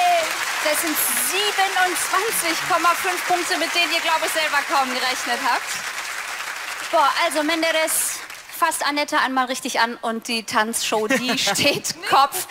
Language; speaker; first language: German; native; German